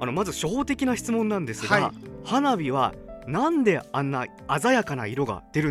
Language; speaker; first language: Japanese; native; Japanese